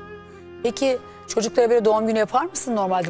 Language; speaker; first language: Turkish; native; Turkish